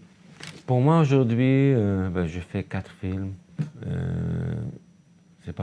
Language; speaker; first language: French; non-native, learner; Hebrew